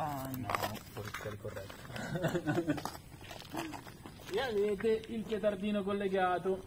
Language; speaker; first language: Italian; native; Italian